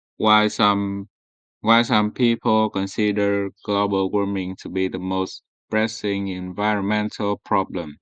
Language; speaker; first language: English; non-native, learner; Vietnamese